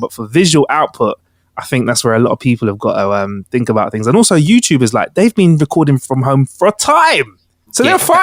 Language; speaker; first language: English; native; English